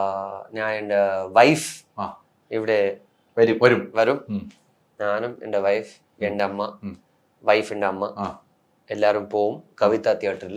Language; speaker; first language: Malayalam; non-native, learner; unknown